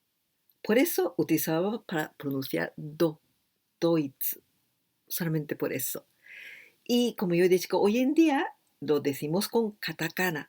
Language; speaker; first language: Spanish; non-native, fluent; Japanese